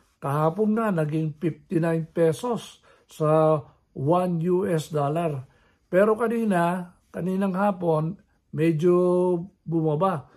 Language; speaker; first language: Filipino; non-native, local second language; Iloko